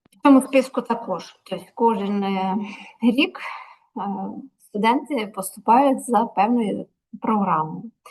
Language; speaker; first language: Ukrainian; native; Ukrainian